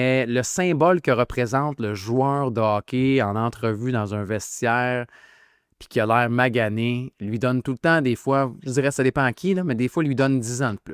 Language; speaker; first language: French; native; French